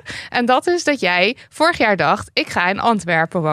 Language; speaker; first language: Dutch; native; Dutch